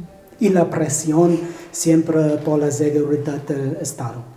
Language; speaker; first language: Spanish; non-native, fluent; German